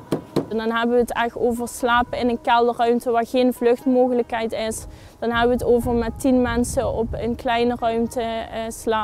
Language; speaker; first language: Dutch; native; Dutch